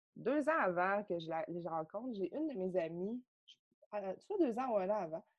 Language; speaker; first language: French; native; French